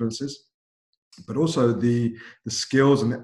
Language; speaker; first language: English; native; English